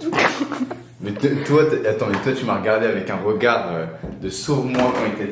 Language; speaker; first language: French; native; French